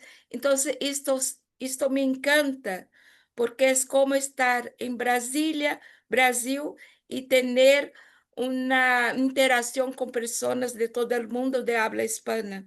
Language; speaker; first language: Spanish; non-native, fluent; Portuguese